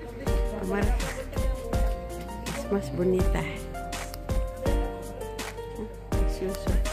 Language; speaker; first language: Spanish; non-native, learner; Filipino